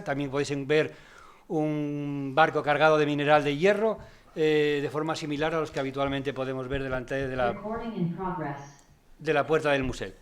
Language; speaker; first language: Spanish; native; Spanish